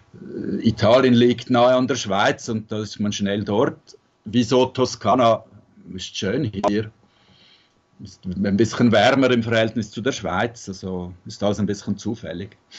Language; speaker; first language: German; native; German